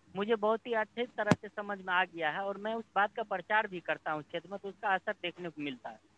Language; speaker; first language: Hindi; native; Hindi